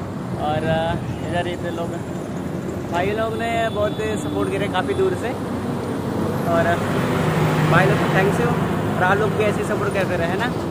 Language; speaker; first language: Hindi; native; Hindi